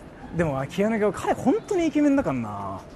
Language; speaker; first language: Japanese; native; Japanese